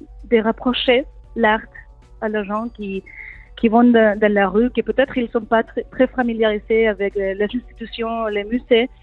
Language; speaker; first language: French; non-native, learner; Spanish